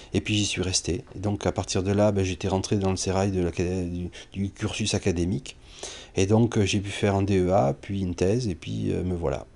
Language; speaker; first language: French; native; French